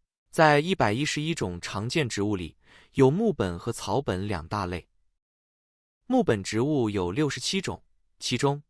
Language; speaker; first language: Chinese; native; Chinese